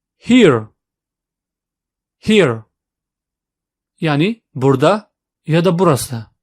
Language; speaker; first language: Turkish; non-native, fluent; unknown